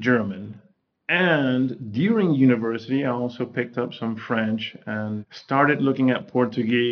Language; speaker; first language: English; non-native, fluent; Spanish